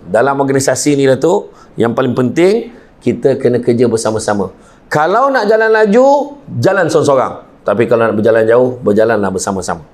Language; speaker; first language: Malay; native; Malay